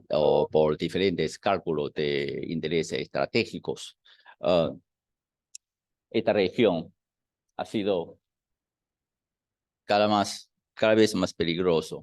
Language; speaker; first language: Spanish; non-native, fluent; Chinese